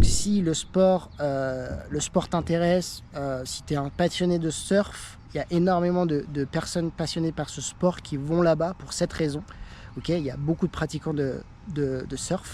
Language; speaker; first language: French; native; French